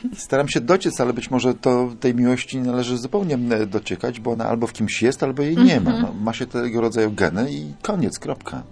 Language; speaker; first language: Polish; native; Polish